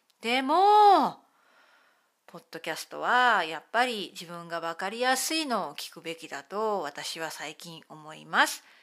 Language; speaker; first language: Japanese; native; Japanese